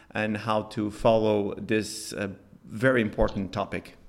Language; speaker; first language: English; non-native, fluent; Spanish